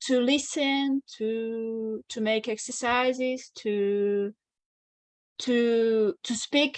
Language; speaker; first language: English; non-native, fluent; Russian